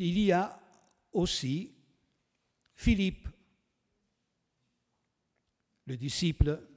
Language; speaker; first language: French; non-native, fluent; Italian